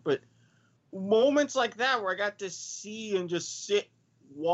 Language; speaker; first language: English; native; English